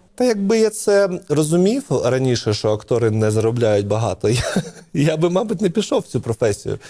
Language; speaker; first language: Ukrainian; non-native, local second language; Russian